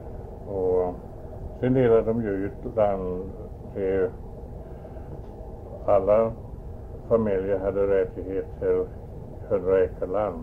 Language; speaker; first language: Swedish; early bilingual, heritage; Swedish